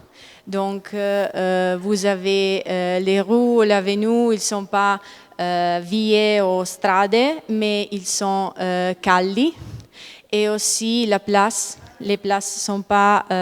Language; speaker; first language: French; non-native, learner; Italian